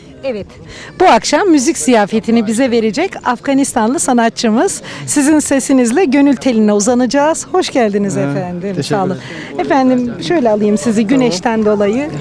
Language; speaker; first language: Turkish; native; Turkish